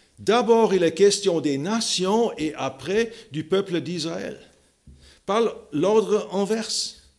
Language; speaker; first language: French; non-native, fluent; German